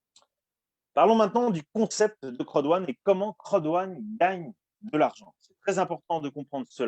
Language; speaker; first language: French; native; French